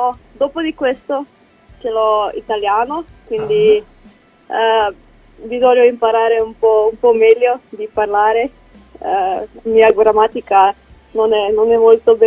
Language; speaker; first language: Italian; non-native, learner; Slovenian